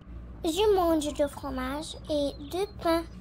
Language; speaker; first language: French; non-native, learner; Arabic